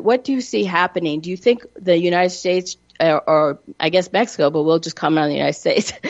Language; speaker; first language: English; native; English